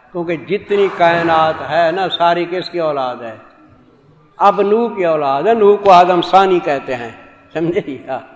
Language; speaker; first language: Urdu; non-native, local second language; Saraiki